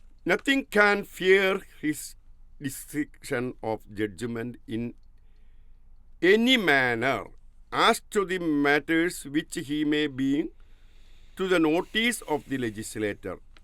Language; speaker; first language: English; non-native, local second language; Malayalam